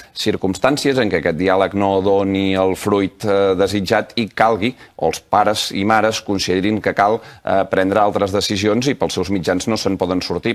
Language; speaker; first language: Catalan; native; Catalan